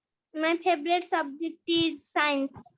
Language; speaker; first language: English; non-native, learner; Odia